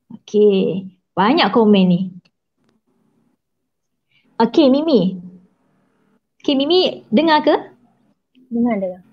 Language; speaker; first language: Malay; native; Malay